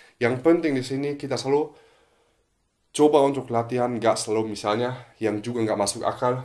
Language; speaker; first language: Indonesian; non-native, fluent; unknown